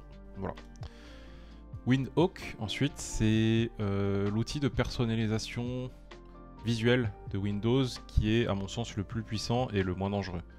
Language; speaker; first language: French; native; French